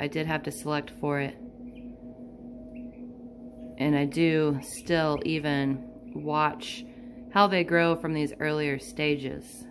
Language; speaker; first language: English; native; English